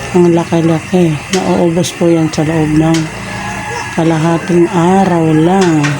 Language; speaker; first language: Filipino; non-native, local second language; Waray